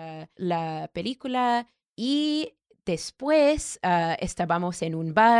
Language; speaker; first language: Spanish; non-native, learner; English